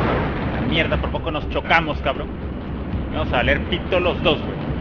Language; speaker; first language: Spanish; native; Spanish